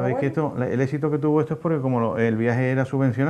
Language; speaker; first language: Spanish; native; Spanish